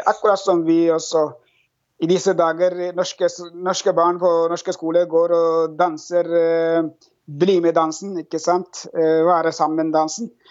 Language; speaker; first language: Norwegian; non-native, fluent; Oromo